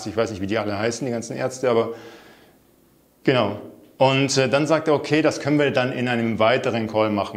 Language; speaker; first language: German; native; German